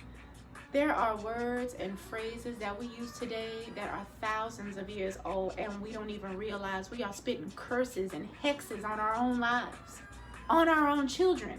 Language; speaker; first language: English; native; English